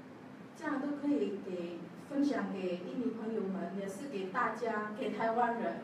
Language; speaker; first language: Chinese; non-native, learner; Javanese